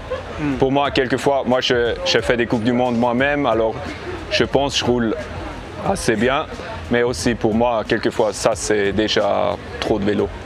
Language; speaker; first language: French; non-native, learner; English